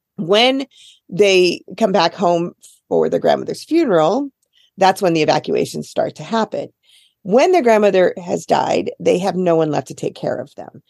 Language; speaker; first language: English; native; English